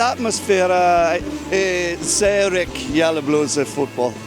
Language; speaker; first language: Ukrainian; non-native, learner; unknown